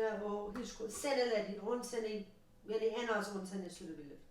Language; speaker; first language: Turkish; non-native, learner; English